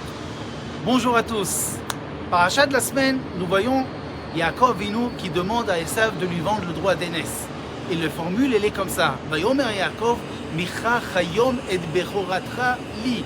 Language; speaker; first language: French; native; French